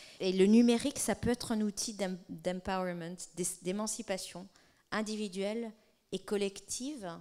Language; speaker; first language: French; native; French